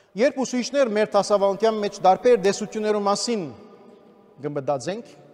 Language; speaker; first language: Armenian; early bilingual, heritage; Armenian